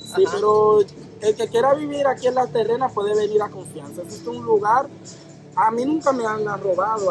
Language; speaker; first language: Spanish; native; Spanish